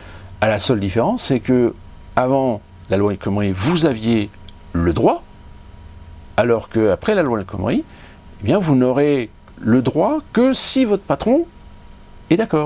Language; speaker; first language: French; native; French